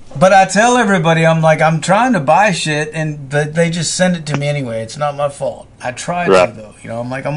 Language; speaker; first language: English; native; English